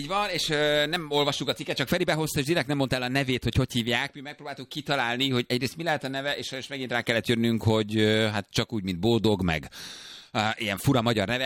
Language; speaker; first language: Hungarian; native; Hungarian